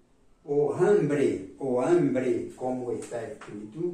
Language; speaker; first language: Spanish; non-native, fluent; Portuguese